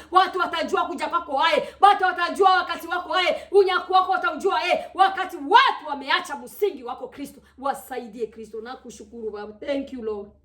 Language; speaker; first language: Swahili; native; Swahili